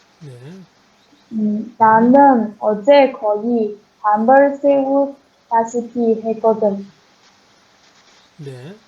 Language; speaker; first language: Korean; non-native, learner; Chinese